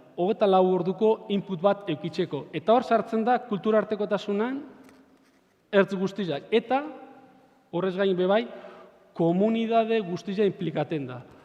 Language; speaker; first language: Basque; native; Basque